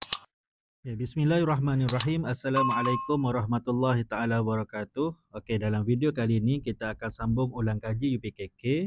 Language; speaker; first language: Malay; native; Malay